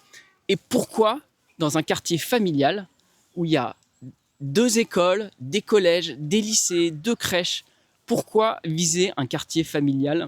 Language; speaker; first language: French; native; French